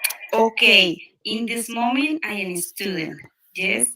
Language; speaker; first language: English; non-native, learner; Spanish